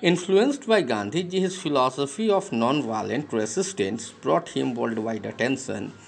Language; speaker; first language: English; non-native, local second language; Hindi